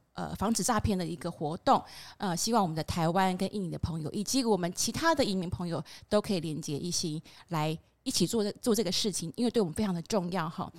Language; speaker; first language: Chinese; non-native, fluent; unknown